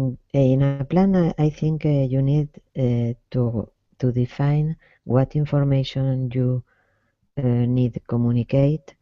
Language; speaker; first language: English; non-native, learner; Spanish